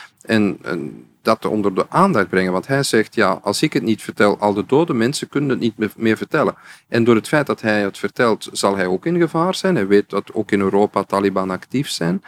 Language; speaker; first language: Dutch; native; Dutch